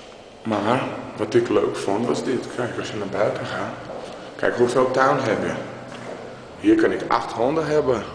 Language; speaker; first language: Dutch; non-native, fluent; Portuguese